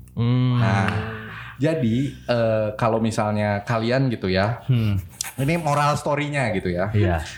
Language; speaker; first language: Indonesian; native; Indonesian